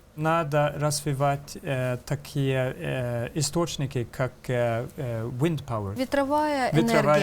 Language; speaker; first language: Russian; non-native, fluent; Swedish